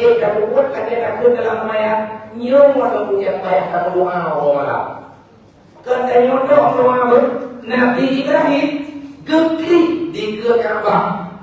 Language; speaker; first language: Malay; non-native, local second language; Achinese